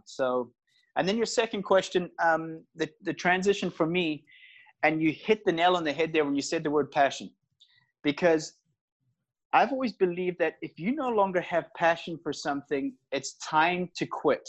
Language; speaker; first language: English; native; English